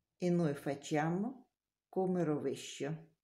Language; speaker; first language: Italian; non-native, learner; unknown